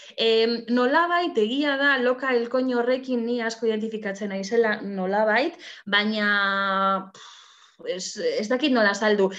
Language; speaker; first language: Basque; non-native, local second language; Spanish